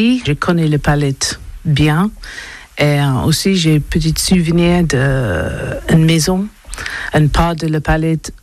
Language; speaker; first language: French; non-native, learner; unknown